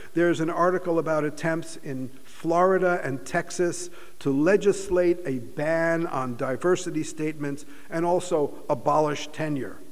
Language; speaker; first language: English; native; English